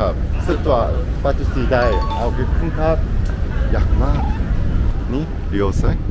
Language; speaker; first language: Thai; non-native, learner; Korean